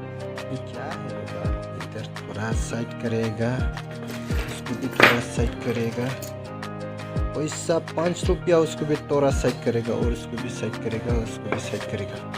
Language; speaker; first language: Hindi; non-native, local second language; Bodo